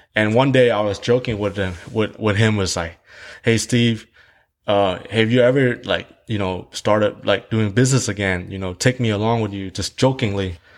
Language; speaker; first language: English; early bilingual, other home language; Vietnamese